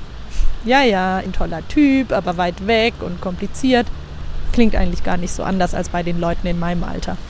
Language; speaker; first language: German; native; German